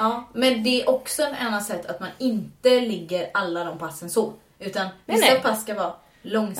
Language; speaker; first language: Swedish; native; Swedish